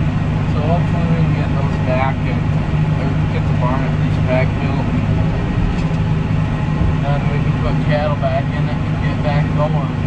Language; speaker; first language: English; native; English